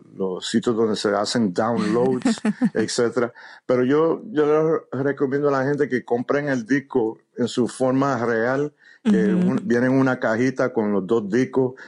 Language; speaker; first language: Spanish; early bilingual, heritage; Spanish